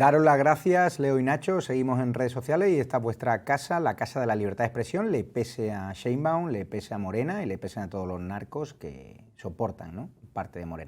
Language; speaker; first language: Spanish; native; Spanish